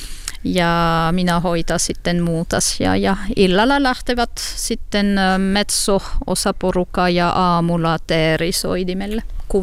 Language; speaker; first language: Finnish; non-native, learner; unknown